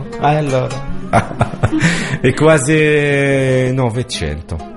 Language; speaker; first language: Italian; non-native, learner; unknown